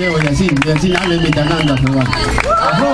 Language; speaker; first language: German; non-native, fluent; Spanish